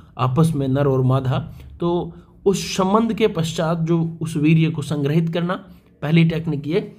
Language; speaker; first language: Hindi; native; Hindi